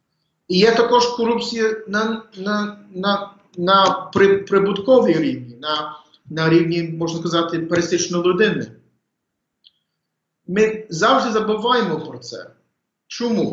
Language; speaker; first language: Ukrainian; early bilingual, heritage; English